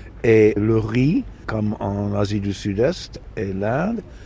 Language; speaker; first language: French; non-native, fluent; English